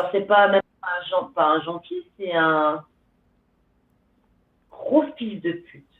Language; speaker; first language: French; native; French